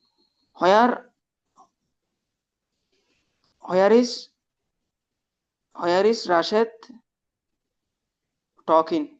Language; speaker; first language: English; non-native, learner; Bangla